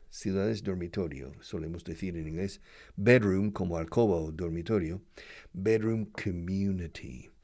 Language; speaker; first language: Spanish; non-native, fluent; English